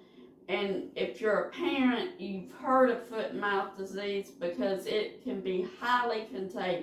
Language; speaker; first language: English; native; English